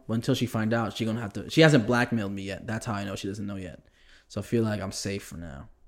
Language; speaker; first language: English; native; English